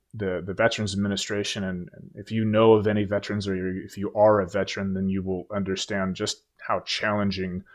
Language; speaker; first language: English; native; English